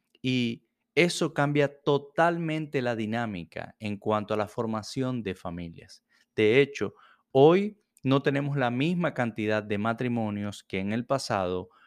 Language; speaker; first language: Spanish; native; Spanish